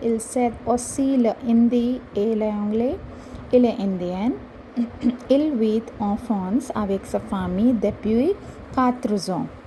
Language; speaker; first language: French; non-native, fluent; Hindi